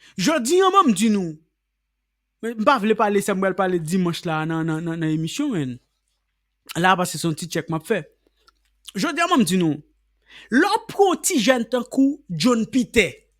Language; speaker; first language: Haitian Creole; native; Haitian Creole